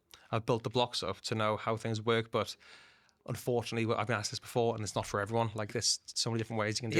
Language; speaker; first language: English; native; English